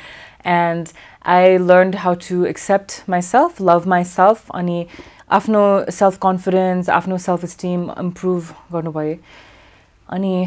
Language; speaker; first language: Nepali; early bilingual, heritage; English